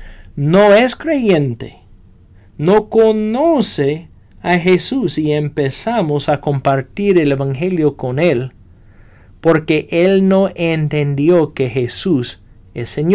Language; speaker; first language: Spanish; non-native, fluent; English